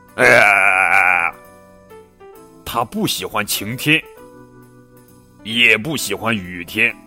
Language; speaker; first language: Chinese; native; Chinese